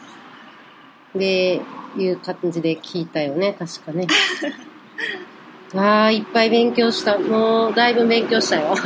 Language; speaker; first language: Japanese; native; Japanese